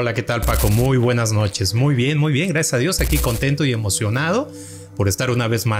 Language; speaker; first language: Spanish; native; Spanish